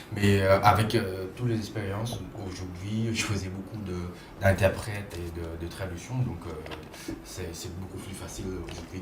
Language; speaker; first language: French; non-native, fluent; Khmer